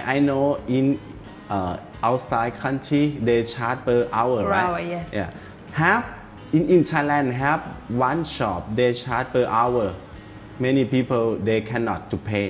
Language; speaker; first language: English; non-native, learner; Thai